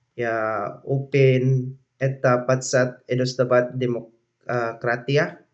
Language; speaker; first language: Finnish; non-native, learner; Cebuano